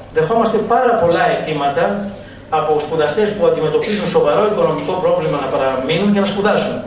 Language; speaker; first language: Greek; native; Greek